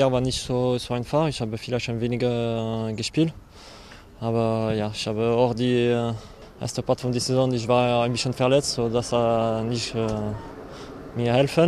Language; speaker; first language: German; non-native, learner; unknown